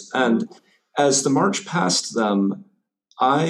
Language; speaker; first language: English; native; English